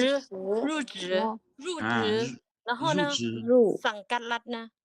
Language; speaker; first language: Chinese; non-native, learner; Lao